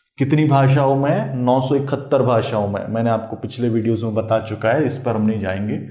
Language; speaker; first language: Hindi; native; Hindi